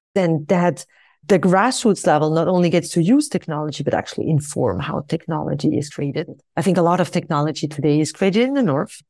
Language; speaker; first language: English; non-native, fluent; Swiss German